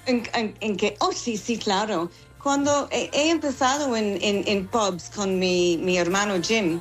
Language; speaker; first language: Spanish; non-native, fluent; English